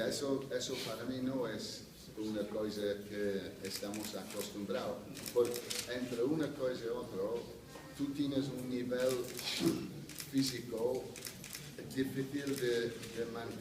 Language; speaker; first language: Spanish; non-native, fluent; English